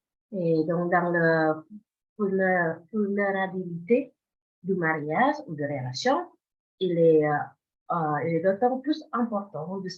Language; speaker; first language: French; non-native, fluent; Indonesian